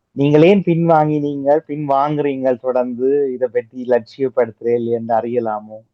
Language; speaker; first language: Tamil; native; Tamil